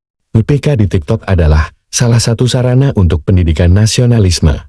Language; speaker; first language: Indonesian; native; Indonesian